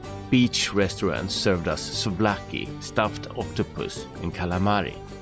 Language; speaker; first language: English; non-native, fluent; Swedish